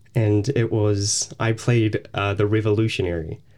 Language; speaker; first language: English; native; English